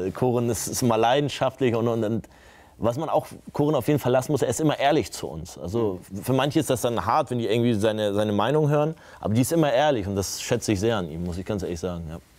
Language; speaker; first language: German; native; German